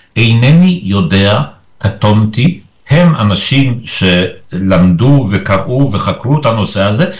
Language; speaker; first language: Hebrew; early bilingual, other home language; Polish